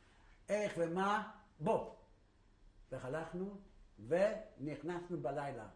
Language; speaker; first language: Hebrew; non-native, fluent; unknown